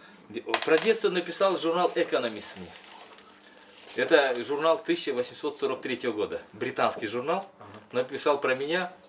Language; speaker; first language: Russian; non-native, local second language; Kyrgyz